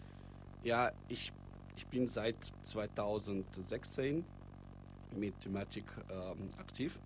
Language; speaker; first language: German; non-native, fluent; Russian